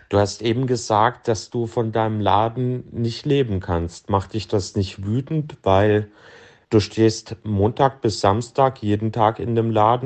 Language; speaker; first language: German; native; German